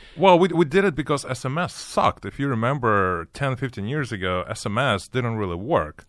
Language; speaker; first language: English; early bilingual, other home language; Ukrainian